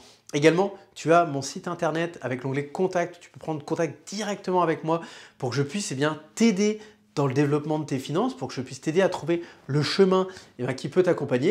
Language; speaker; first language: French; native; French